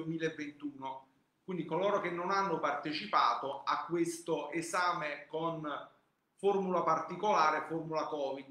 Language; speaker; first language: Italian; native; Italian